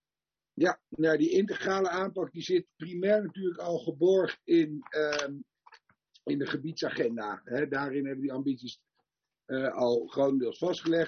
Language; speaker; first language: Dutch; native; Dutch